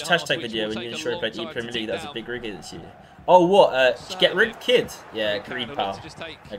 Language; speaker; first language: English; native; English